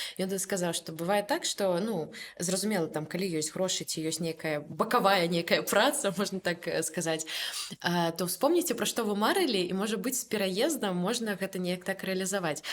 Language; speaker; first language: Belarusian; native; Belarusian